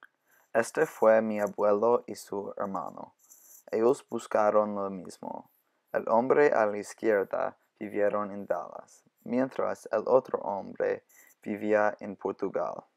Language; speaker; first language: Spanish; non-native, learner; English